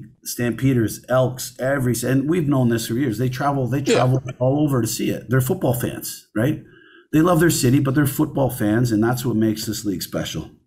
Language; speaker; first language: English; native; English